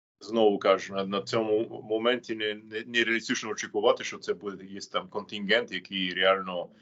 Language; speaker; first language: Ukrainian; non-native, fluent; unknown